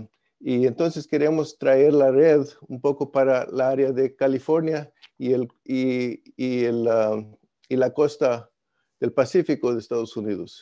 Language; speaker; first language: Spanish; non-native, fluent; English